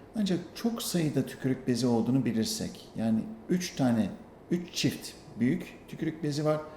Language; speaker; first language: Turkish; native; Turkish